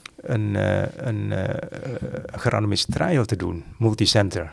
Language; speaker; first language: Dutch; non-native, fluent; Malay